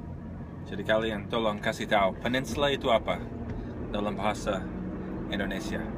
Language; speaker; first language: Indonesian; non-native, fluent; English